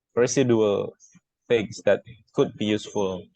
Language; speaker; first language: English; non-native, learner; Indonesian